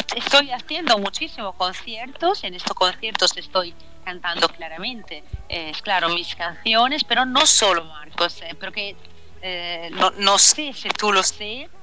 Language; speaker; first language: Spanish; non-native, learner; Italian